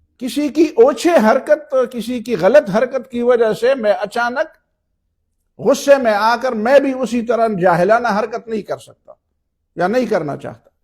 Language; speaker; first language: Urdu; non-native, local second language; Pashto